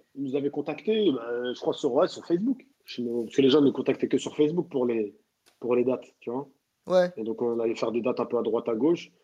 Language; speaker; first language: French; native; French